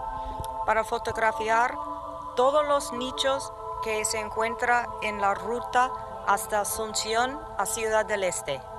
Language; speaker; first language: Spanish; non-native, fluent; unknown